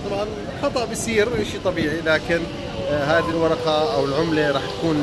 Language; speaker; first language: Arabic; native; Arabic